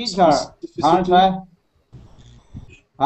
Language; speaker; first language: English; non-native, learner; Chinese